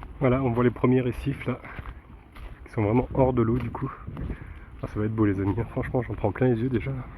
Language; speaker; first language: French; native; French